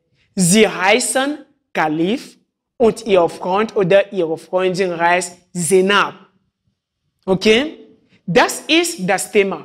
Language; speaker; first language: German; non-native, fluent; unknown